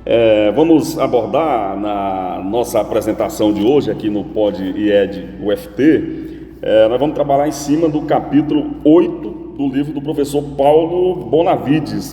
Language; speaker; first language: Portuguese; native; Portuguese